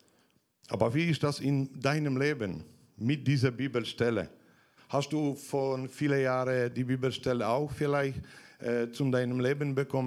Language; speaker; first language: German; non-native, fluent; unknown